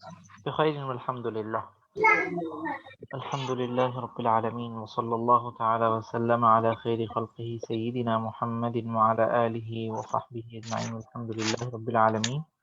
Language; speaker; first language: Arabic; non-native, fluent; Urdu